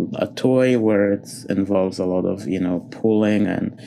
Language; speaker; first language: English; non-native, fluent; Arabic